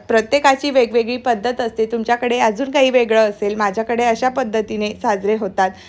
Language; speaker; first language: Marathi; native; Marathi